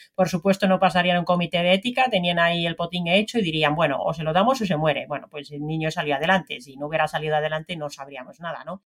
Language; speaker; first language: Spanish; non-native, fluent; Finnish